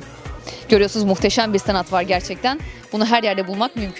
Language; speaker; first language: Turkish; native; Turkish